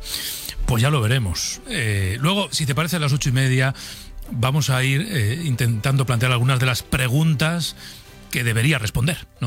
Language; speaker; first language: Spanish; native; Spanish